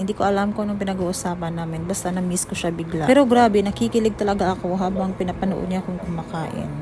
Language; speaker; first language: Filipino; non-native, local second language; Hiligaynon